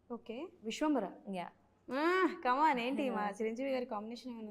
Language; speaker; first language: Telugu; native; Telugu